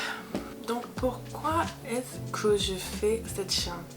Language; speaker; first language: French; non-native, learner; English